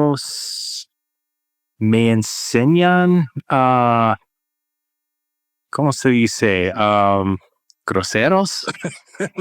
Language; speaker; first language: Spanish; non-native, learner; English